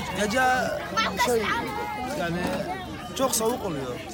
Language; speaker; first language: Turkish; non-native, learner; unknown